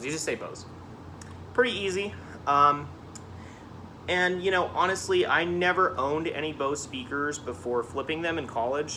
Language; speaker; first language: English; native; English